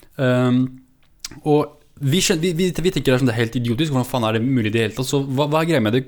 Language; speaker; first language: Norwegian; native; Norwegian